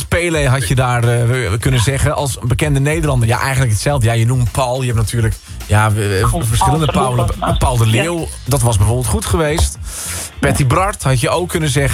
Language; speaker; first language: Dutch; native; Dutch